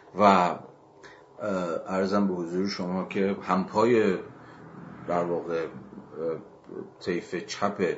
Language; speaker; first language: Persian; native; Persian